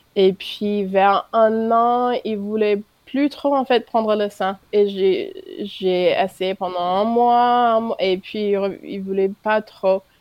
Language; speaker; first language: French; non-native, fluent; English